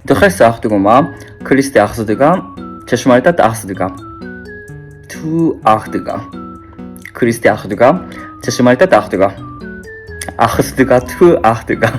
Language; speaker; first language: Georgian; non-native, fluent; Japanese